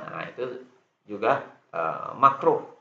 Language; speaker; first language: Indonesian; native; Indonesian